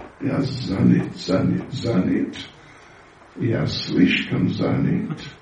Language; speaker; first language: Russian; non-native, learner; English